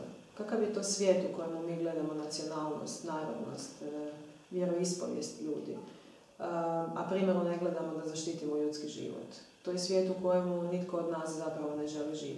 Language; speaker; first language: Croatian; native; Croatian